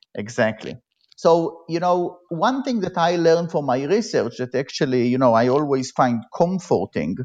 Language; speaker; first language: English; non-native, fluent; Hebrew